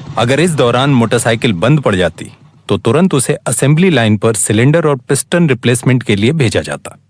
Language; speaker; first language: Hindi; native; Hindi